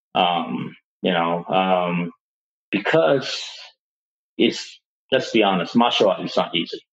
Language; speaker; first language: English; non-native, local second language; Cantonese